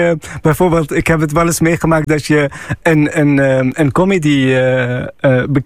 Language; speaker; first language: Dutch; non-native, fluent; Arabic